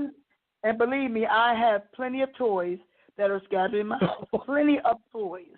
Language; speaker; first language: English; native; English